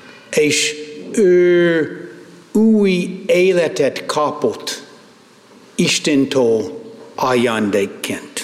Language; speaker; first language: Hungarian; non-native, fluent; English